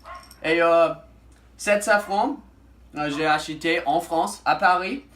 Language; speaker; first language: French; non-native, learner; English